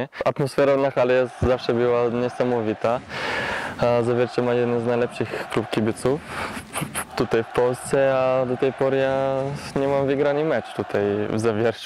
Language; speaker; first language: Polish; non-native, learner; Bulgarian